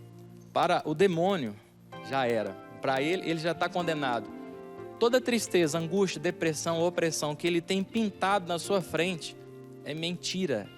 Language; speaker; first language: Portuguese; native; Portuguese